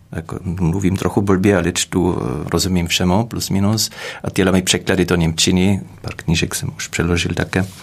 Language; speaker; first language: Czech; non-native, fluent; German